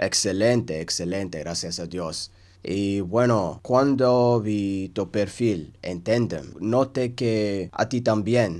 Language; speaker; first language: Spanish; non-native, learner; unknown